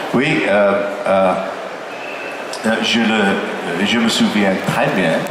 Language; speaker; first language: French; non-native, fluent; English